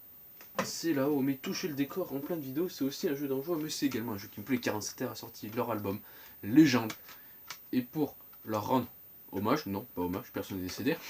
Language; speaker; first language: French; native; French